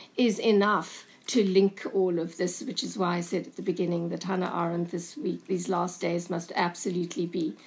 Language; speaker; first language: English; native; English